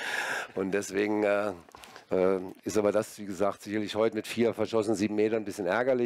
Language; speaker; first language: German; native; German